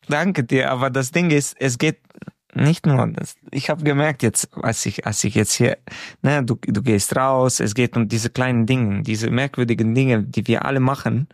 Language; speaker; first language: German; non-native, fluent; Romanian